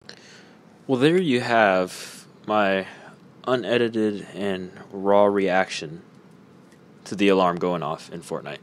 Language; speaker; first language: English; native; English